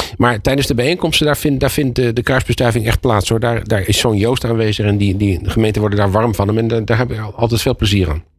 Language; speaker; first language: Dutch; native; Dutch